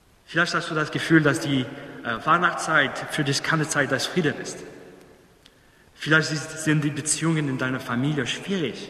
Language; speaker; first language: German; non-native, fluent; English